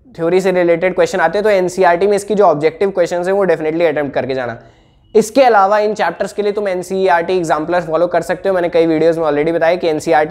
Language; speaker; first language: Hindi; native; Hindi